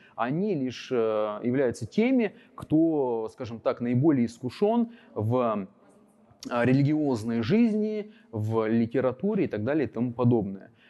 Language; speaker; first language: Russian; native; Russian